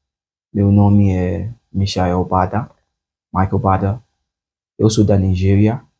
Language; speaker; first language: Portuguese; non-native, learner; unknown